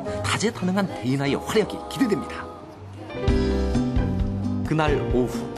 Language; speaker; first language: Korean; native; Korean